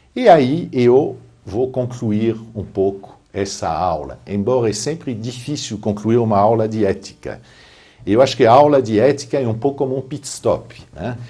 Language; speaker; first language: Portuguese; non-native, fluent; French